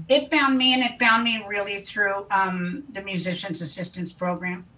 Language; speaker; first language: English; native; English